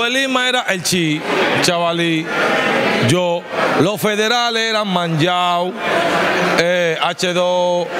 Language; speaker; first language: Spanish; native; Spanish